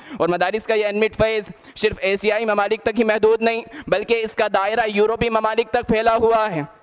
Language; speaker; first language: Urdu; native; Urdu